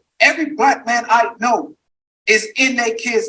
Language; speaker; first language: English; native; English